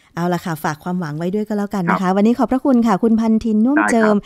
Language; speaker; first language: Thai; native; Thai